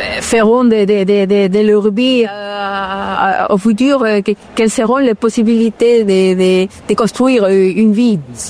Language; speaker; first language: French; non-native, fluent; Spanish